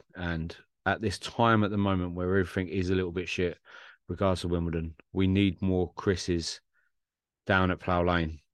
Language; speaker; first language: English; native; English